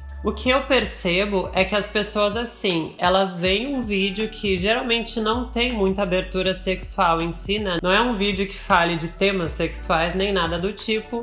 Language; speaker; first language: Portuguese; native; Portuguese